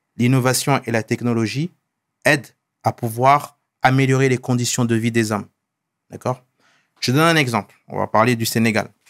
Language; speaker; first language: French; non-native, local second language; Wolof